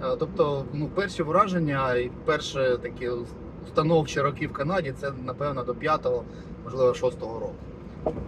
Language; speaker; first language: Ukrainian; native; Ukrainian